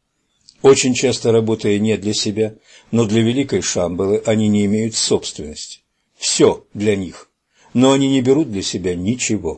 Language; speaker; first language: Russian; native; Russian